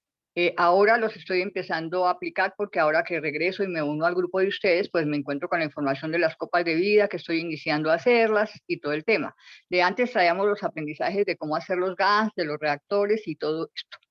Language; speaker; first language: Spanish; native; Spanish